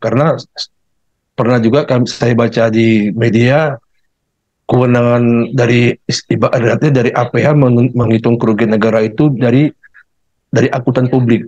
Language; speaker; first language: Indonesian; native; Indonesian